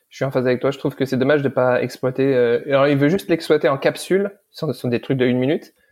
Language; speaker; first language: French; early bilingual, other home language; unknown